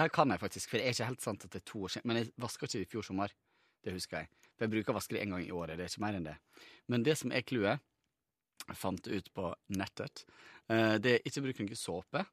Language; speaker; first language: Norwegian; native; Norwegian